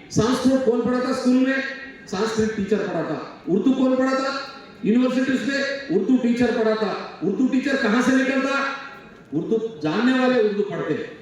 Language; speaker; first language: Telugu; non-native, local second language; Lambadi